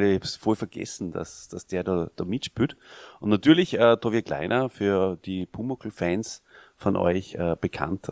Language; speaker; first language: German; native; German